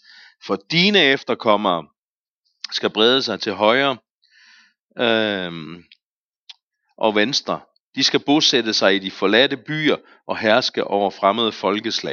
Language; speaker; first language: Danish; native; Danish